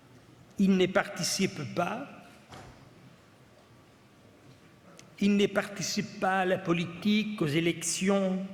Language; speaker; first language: French; non-native, fluent; Italian